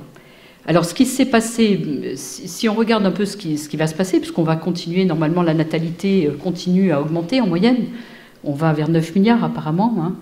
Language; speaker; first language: French; native; French